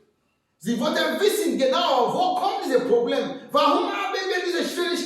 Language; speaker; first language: German; non-native, learner; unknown